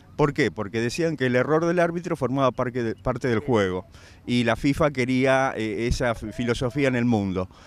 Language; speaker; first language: Spanish; native; Spanish